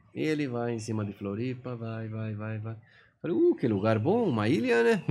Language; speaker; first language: Portuguese; non-native, fluent; Persian